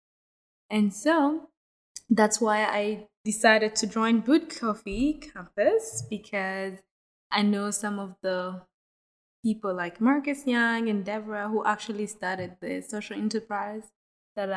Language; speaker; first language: English; non-native, local second language; Kinyarwanda